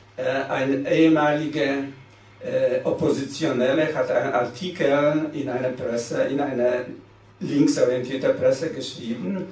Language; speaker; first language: German; non-native, fluent; Polish